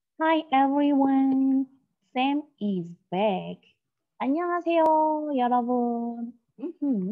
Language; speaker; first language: English; non-native, learner; Korean